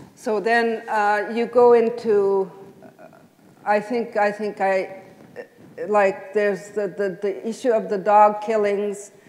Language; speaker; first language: English; native; English